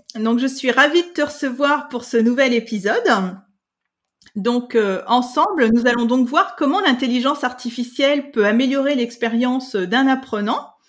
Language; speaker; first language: French; native; French